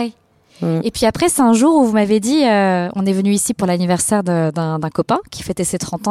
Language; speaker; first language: French; native; French